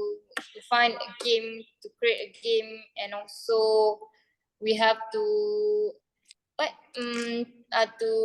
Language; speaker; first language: English; non-native, learner; Malay